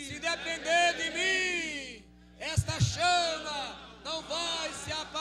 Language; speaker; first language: Portuguese; native; Portuguese